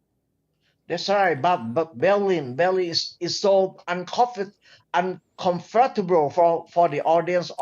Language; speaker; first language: English; non-native, learner; Thai